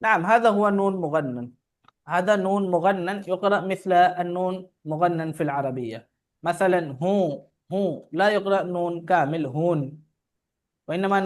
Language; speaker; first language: Arabic; non-native, fluent; Urdu